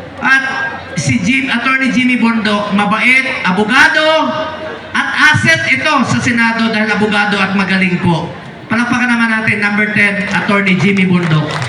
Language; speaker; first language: Filipino; non-native, local second language; Cebuano